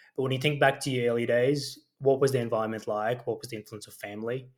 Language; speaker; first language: English; early bilingual, other home language; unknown